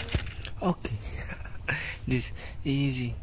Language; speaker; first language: English; non-native, learner; Indonesian